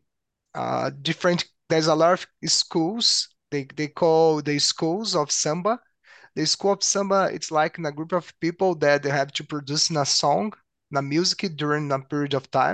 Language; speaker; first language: English; non-native, learner; Portuguese